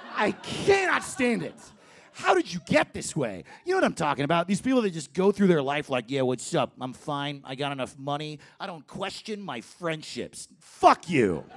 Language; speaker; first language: English; native; English